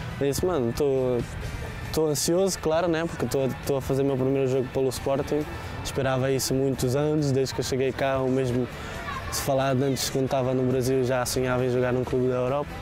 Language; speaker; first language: Portuguese; native; Portuguese